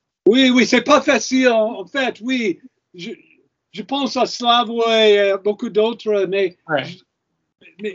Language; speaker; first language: French; non-native, fluent; English